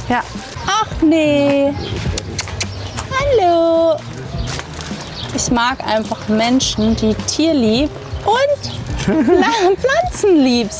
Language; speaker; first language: German; native; German